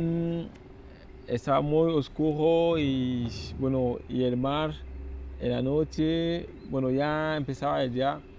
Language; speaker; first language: Spanish; non-native, fluent; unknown